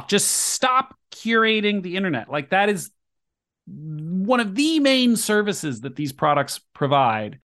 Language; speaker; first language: English; native; English